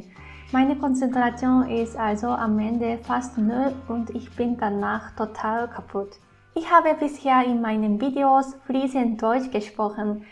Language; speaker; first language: German; non-native, fluent; Japanese